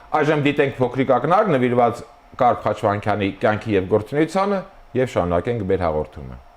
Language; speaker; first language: Armenian; native; Armenian